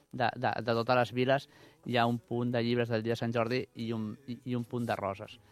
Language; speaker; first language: Catalan; native; Catalan